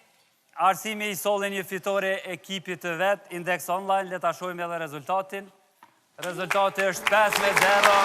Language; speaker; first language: Albanian; native; Albanian